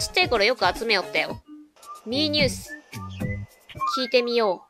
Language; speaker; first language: Japanese; native; Japanese